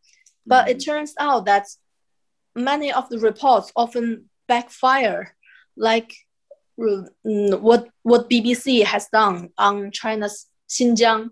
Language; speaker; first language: English; non-native, fluent; Chinese